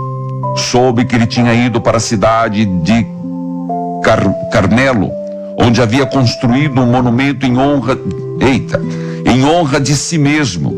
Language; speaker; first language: Portuguese; native; Portuguese